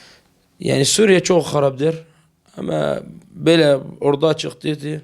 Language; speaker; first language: Turkish; non-native, learner; Arabic